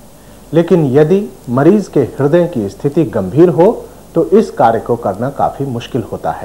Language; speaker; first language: Hindi; native; Hindi